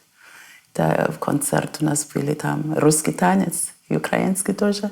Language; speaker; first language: Russian; non-native, fluent; North Ndebele